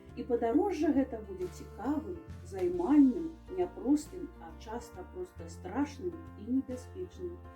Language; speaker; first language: Belarusian; native; Belarusian